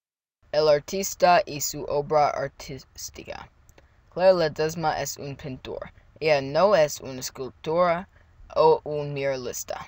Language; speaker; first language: Spanish; non-native, learner; English